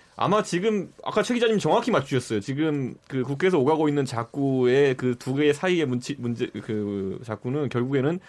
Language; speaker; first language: Korean; native; Korean